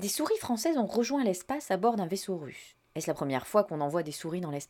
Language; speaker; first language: French; native; French